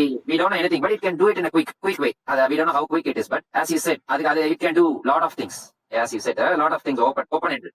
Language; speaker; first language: English; non-native, local second language; Tamil